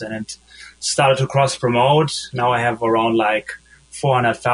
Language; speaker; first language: English; non-native, fluent; German